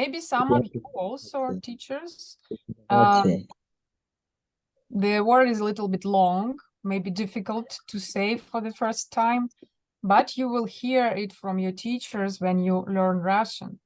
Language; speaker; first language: English; non-native, fluent; Russian